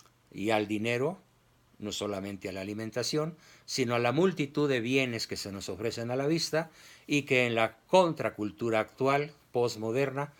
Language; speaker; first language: Spanish; native; Spanish